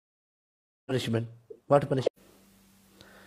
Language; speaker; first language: English; non-native, learner; Punjabi